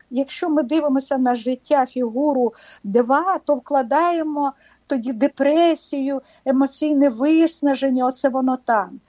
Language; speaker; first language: Ukrainian; non-native, local second language; Russian